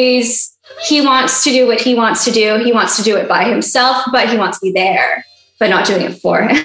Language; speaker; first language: English; native; English